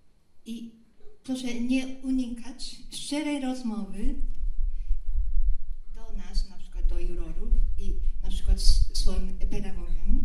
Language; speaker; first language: Polish; non-native, fluent; Japanese